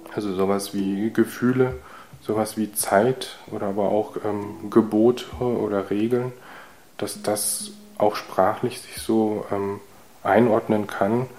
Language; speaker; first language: German; early bilingual, heritage; Korean